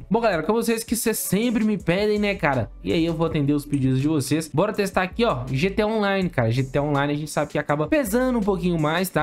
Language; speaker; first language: Portuguese; native; Portuguese